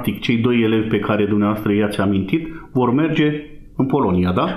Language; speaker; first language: Romanian; native; Romanian